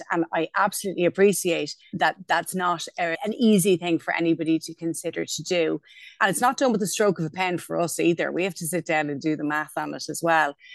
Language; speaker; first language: English; native; English